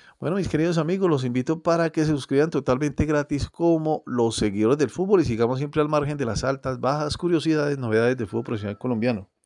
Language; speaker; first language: Spanish; native; Spanish